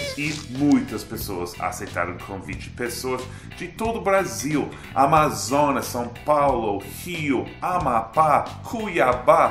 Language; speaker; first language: Portuguese; non-native, fluent; English